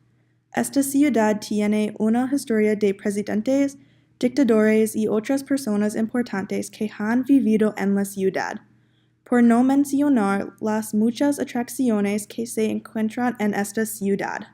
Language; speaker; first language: Spanish; non-native, learner; English